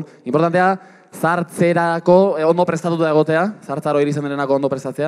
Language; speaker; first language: Basque; native; Basque